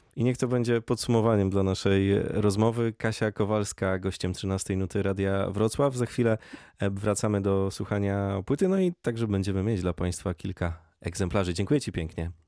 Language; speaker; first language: Polish; native; Polish